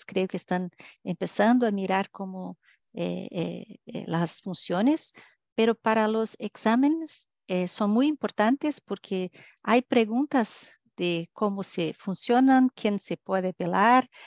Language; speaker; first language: Spanish; non-native, fluent; Portuguese